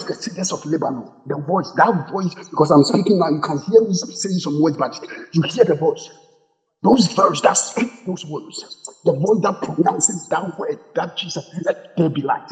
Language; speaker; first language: English; non-native, local second language; Akan